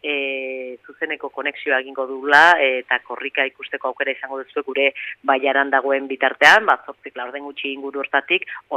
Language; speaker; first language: Basque; native; Basque